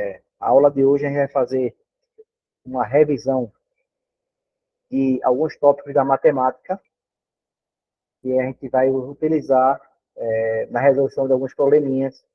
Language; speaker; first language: Portuguese; native; Portuguese